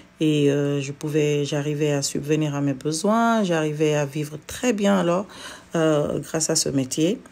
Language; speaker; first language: French; non-native, local second language; Fula